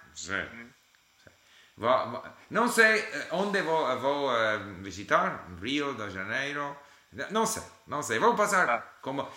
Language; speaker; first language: Portuguese; non-native, learner; English